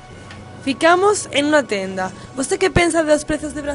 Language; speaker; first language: Portuguese; non-native, learner; Spanish